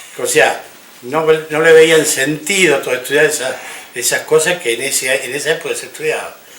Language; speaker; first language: Spanish; early bilingual, other home language; English